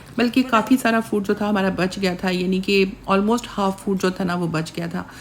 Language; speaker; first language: Urdu; native; Urdu